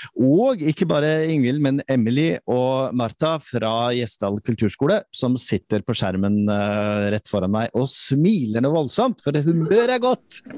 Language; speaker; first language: Norwegian; native; Norwegian